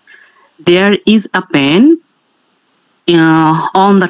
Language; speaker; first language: English; non-native, learner; Bangla